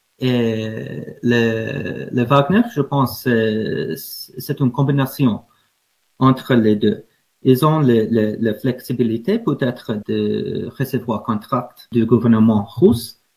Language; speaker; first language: French; non-native, learner; English